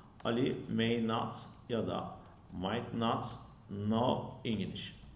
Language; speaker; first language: English; non-native, fluent; Turkish